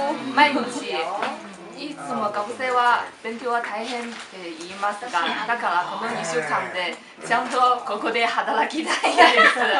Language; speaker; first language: Japanese; non-native, fluent; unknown